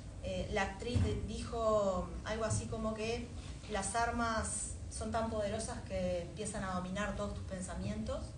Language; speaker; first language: Spanish; native; Spanish